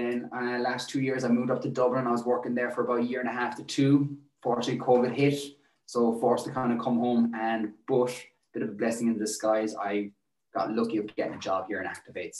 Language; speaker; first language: English; native; English